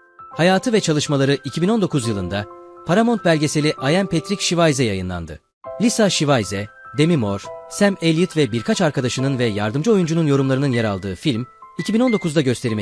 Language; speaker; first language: Turkish; native; Turkish